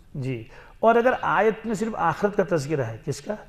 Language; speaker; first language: Urdu; non-native, local second language; Kashmiri